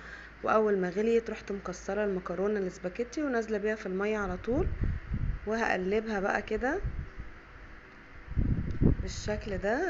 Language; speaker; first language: Arabic; native; Arabic